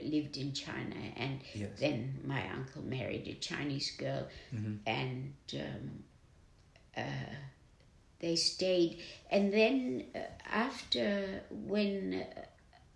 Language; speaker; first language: English; non-native, local second language; German